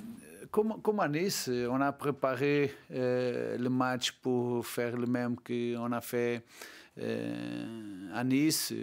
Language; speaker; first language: French; non-native, learner; Portuguese